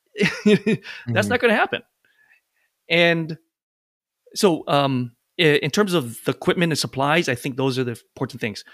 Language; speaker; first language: English; native; English